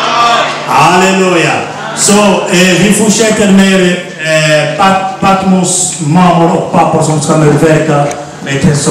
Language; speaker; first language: Swedish; non-native, fluent; Lingala